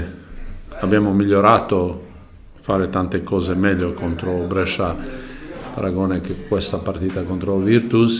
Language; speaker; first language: Italian; non-native, learner; Croatian